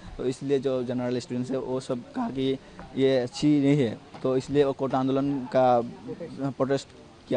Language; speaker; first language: Hindi; non-native, fluent; Bangla